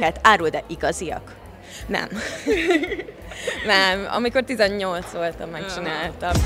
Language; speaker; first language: Hungarian; early bilingual, heritage; Hungarian